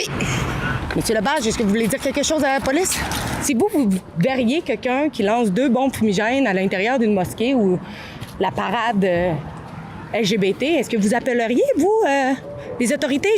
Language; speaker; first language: French; native; French